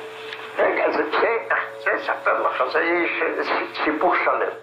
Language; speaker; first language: Hebrew; non-native, fluent; Polish